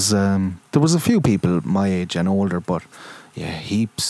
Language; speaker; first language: English; native; English